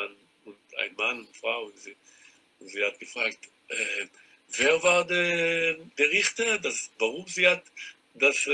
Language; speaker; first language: German; non-native, learner; Hebrew